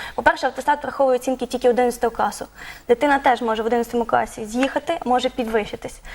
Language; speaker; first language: Ukrainian; native; Ukrainian